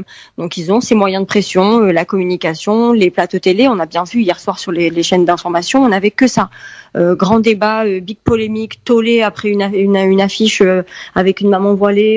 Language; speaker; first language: French; early bilingual, heritage; French